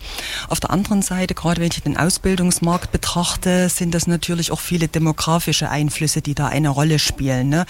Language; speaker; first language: German; native; German